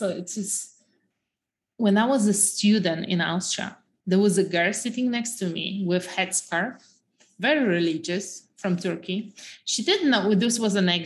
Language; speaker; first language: English; non-native, fluent; Polish